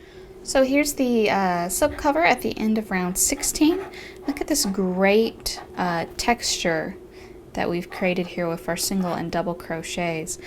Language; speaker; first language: English; native; English